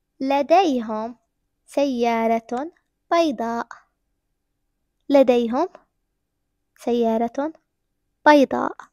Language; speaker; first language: Arabic; non-native, fluent; English